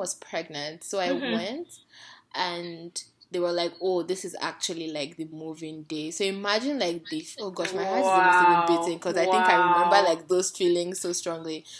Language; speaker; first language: English; non-native, local second language; Yoruba